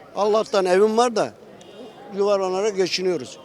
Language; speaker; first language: Turkish; native; Turkish